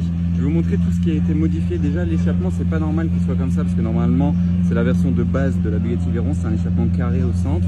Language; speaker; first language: French; native; French